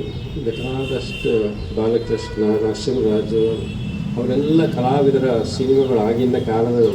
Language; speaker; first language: Kannada; native; Kannada